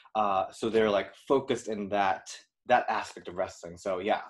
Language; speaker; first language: English; non-native, fluent; Korean